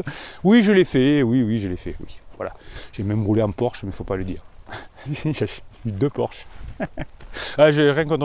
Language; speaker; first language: French; native; French